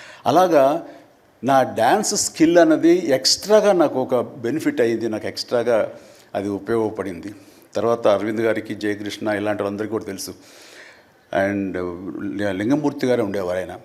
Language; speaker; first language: Telugu; native; Telugu